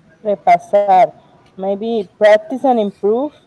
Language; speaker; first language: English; non-native, learner; Spanish